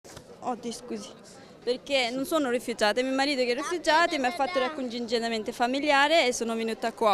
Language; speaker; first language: Italian; non-native, local second language; Hazaragi